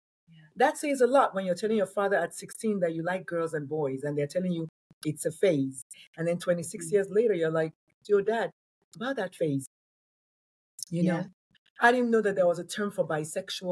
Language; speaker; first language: English; non-native, local second language; Igbo